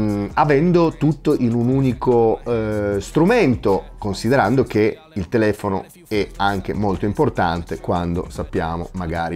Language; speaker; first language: Italian; native; Italian